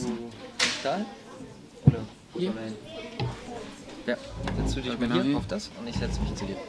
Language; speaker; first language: German; native; German